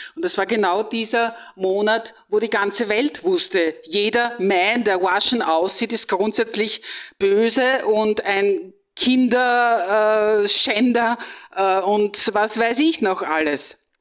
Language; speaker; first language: German; native; German